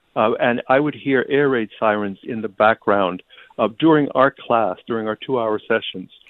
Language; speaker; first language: English; early bilingual, other home language; Ukrainian